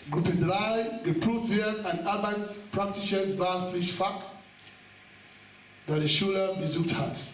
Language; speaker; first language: German; non-native, fluent; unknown